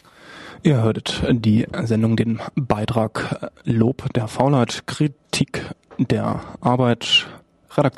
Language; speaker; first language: German; native; German